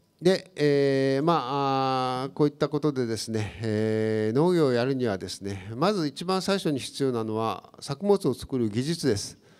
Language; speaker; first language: Japanese; native; Japanese